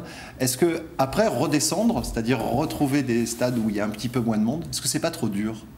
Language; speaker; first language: French; native; French